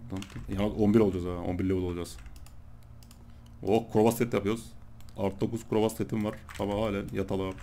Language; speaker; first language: Turkish; native; Turkish